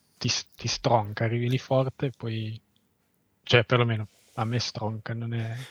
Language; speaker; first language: Italian; native; Italian